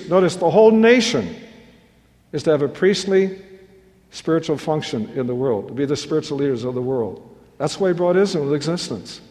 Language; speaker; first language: English; native; English